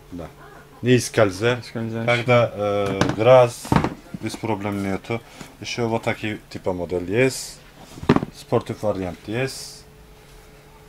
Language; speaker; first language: Russian; non-native, learner; Turkish